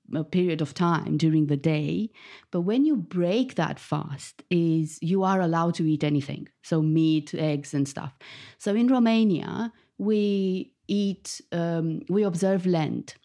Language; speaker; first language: English; non-native, fluent; Romanian